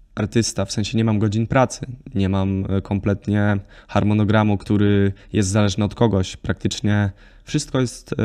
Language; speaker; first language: Polish; native; Polish